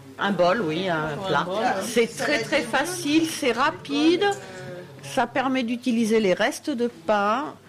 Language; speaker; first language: French; native; French